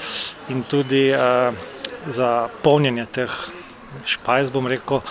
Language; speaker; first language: Slovenian; native; Slovenian